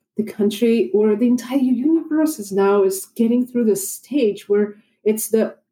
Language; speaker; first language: English; non-native, fluent; Russian